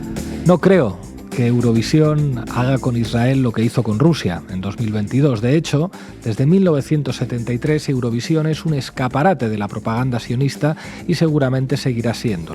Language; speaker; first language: Spanish; native; Spanish